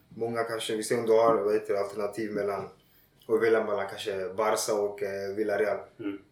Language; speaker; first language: Swedish; early bilingual, other home language; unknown